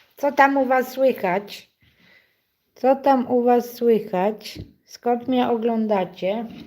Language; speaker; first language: Polish; native; Polish